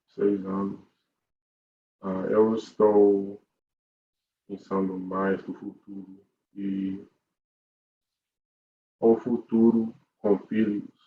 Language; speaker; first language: Portuguese; non-native, learner; English